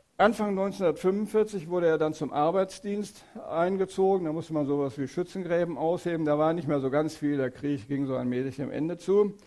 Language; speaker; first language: German; native; German